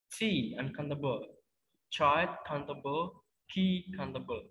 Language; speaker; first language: English; non-native, fluent; Indonesian